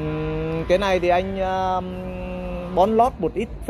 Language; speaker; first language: Vietnamese; native; Vietnamese